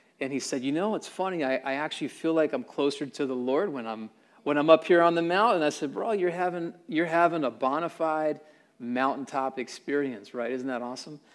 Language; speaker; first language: English; native; English